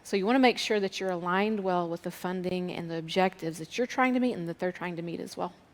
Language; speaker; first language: English; native; English